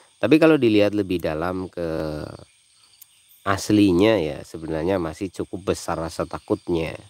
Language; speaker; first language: Indonesian; native; Indonesian